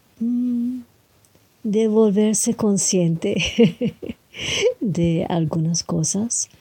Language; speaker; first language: Spanish; non-native, fluent; French